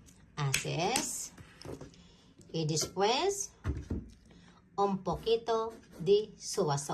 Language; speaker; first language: Spanish; non-native, fluent; Filipino